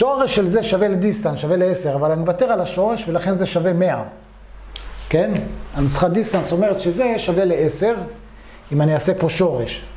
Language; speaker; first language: Hebrew; native; Hebrew